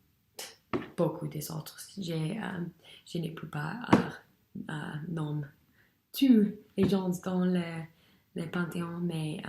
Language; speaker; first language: French; non-native, learner; English